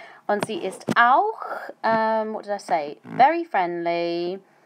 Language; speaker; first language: German; non-native, fluent; English